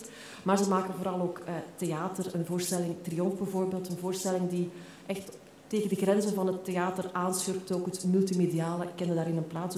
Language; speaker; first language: Dutch; native; Dutch